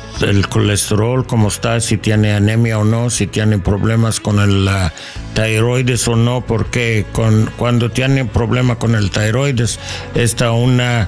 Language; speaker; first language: Spanish; non-native, learner; English